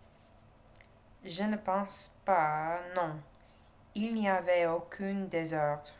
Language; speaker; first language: French; non-native, learner; English